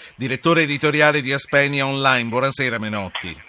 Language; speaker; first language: Italian; native; Italian